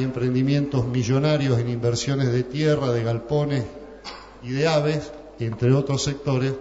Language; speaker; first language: Spanish; native; Spanish